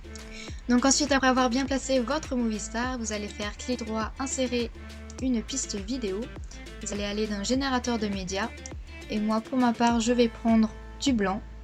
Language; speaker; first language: French; native; French